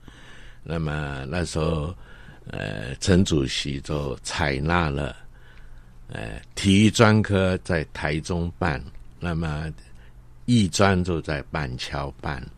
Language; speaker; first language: Chinese; non-native, local second language; Cantonese